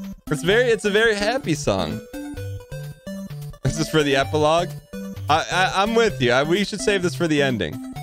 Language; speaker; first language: English; native; English